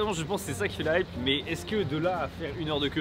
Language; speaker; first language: French; native; French